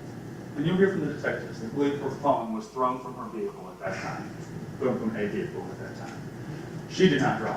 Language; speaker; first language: English; native; English